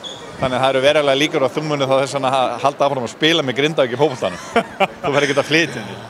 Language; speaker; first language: Icelandic; native; Icelandic